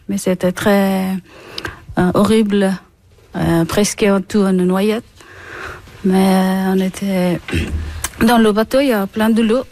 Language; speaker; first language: French; non-native, learner; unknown